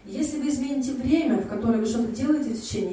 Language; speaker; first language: Russian; native; Russian